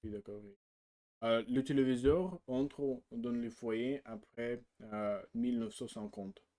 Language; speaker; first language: French; non-native, learner; Russian